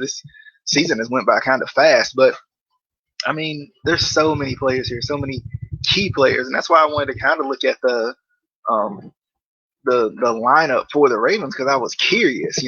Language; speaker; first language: English; native; English